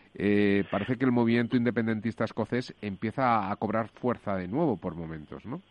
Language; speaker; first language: Spanish; native; Spanish